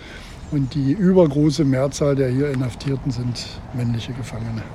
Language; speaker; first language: German; native; German